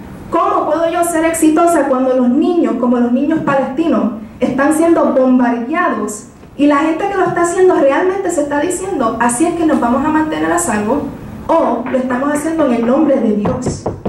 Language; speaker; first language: Spanish; early bilingual, heritage; Spanish